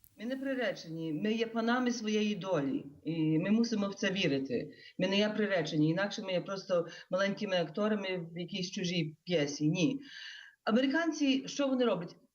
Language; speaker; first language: Ukrainian; early bilingual, heritage; Ukrainian